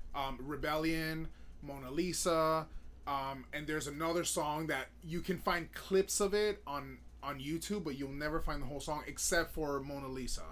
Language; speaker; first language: English; native; English